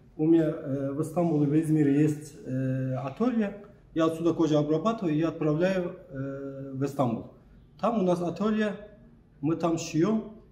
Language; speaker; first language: Russian; non-native, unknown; Turkish